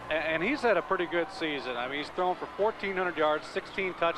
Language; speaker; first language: English; native; English